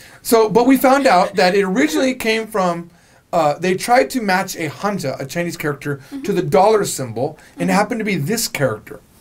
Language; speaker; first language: English; native; English